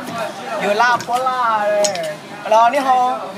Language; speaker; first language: Chinese; non-native, learner; Thai